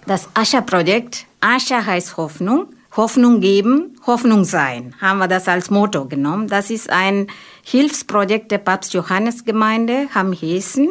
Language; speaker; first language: German; non-native, fluent; Malayalam